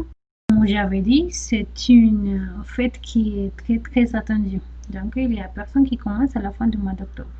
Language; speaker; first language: French; non-native, learner; Spanish